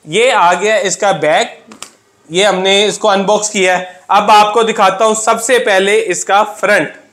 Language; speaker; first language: Urdu; non-native, local second language; Punjabi